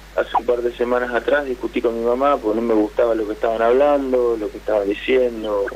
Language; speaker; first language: Spanish; native; Spanish